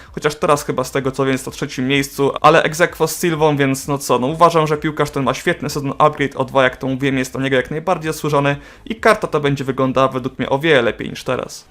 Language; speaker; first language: Polish; native; Polish